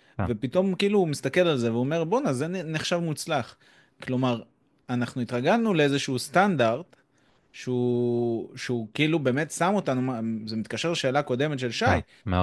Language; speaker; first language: Hebrew; native; Hebrew